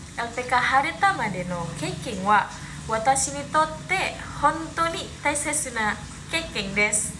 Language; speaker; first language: Japanese; non-native, learner; Indonesian